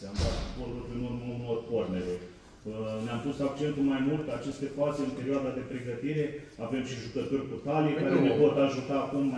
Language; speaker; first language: Romanian; native; Romanian